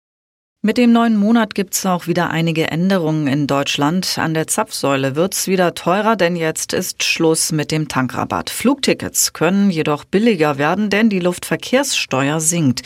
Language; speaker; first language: German; native; German